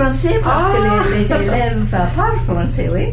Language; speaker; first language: French; non-native, learner; English